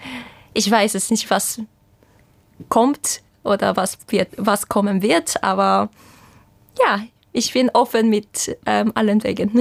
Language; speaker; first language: German; non-native, fluent; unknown